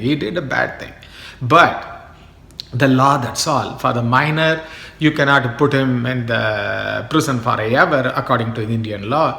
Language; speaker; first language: English; non-native, local second language; Tamil